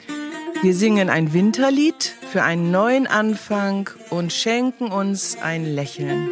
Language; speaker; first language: German; native; German